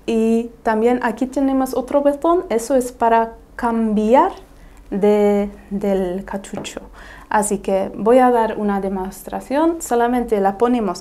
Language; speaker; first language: Spanish; non-native, fluent; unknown